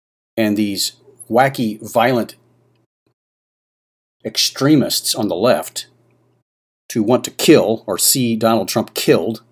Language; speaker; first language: English; native; English